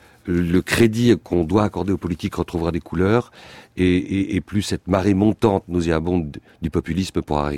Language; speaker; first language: French; native; French